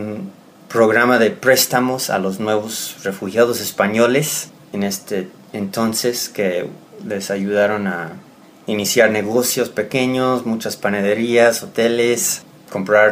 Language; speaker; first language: Spanish; non-native, fluent; English